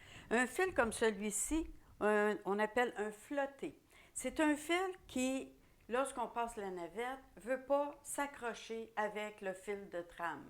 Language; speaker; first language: French; native; French